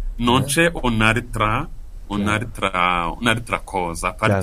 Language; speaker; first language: Italian; non-native, fluent; Kinyarwanda